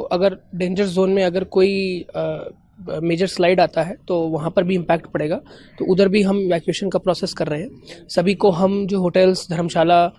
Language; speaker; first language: Hindi; native; Hindi